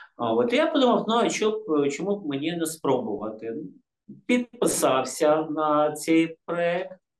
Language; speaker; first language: Ukrainian; non-native, local second language; Russian